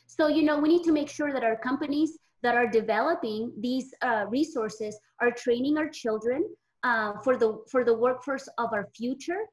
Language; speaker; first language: English; native; English